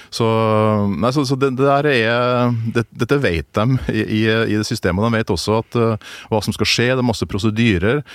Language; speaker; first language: Norwegian; native; Norwegian